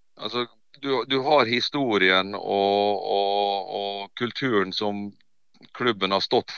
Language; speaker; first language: Norwegian; native; Norwegian